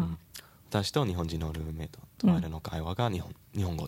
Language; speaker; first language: Japanese; non-native, learner; English